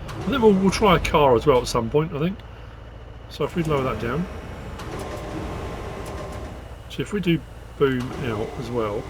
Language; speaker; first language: English; native; English